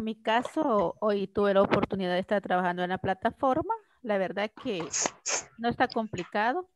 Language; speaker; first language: Spanish; native; Spanish